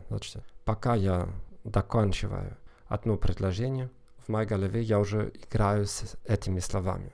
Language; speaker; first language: Russian; non-native, fluent; German